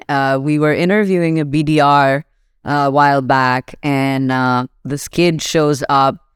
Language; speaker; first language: English; non-native, local second language; Urdu